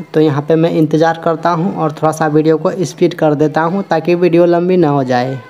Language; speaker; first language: Hindi; native; Hindi